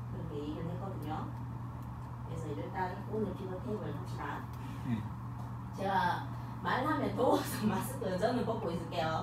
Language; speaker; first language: Korean; native; Korean